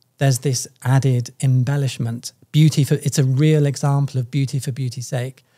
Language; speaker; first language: English; native; English